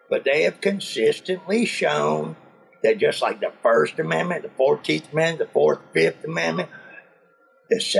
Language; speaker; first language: English; native; English